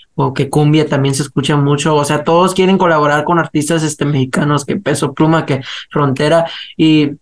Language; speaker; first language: Spanish; early bilingual, heritage; Spanish